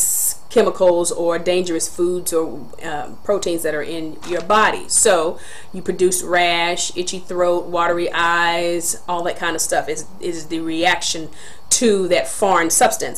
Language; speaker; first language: English; native; English